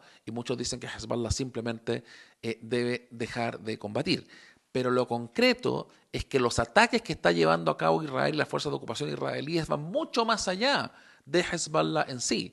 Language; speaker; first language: Spanish; native; Spanish